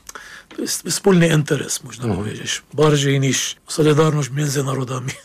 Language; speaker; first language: Polish; non-native, fluent; Arabic